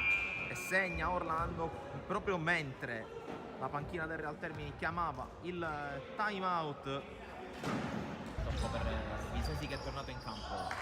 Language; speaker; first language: Italian; native; Italian